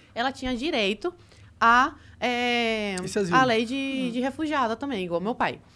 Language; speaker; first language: Portuguese; early bilingual, other home language; Spanish